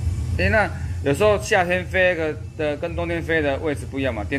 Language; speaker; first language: Chinese; native; Chinese